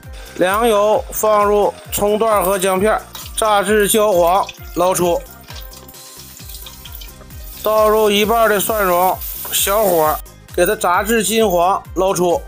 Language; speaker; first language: Chinese; native; Chinese